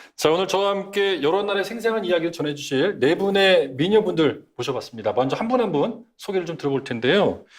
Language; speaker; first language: Korean; native; Korean